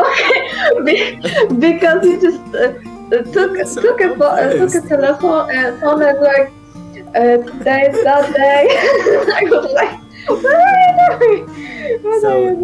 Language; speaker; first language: English; non-native, learner; Polish